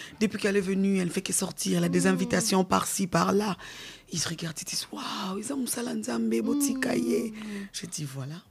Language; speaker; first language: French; non-native, local second language; Lingala